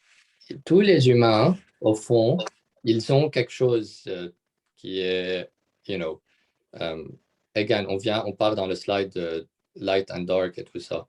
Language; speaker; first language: French; non-native, local second language; Arabic